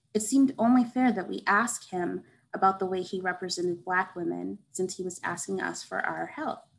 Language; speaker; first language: English; native; English